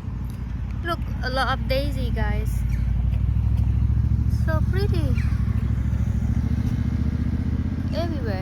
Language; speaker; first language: English; non-native, learner; Thai